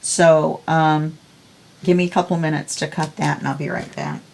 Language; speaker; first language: English; native; English